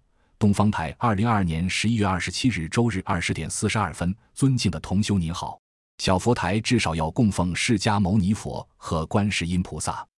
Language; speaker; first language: Chinese; native; Chinese